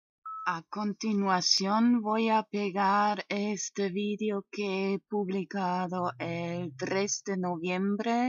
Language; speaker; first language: Spanish; non-native, fluent; German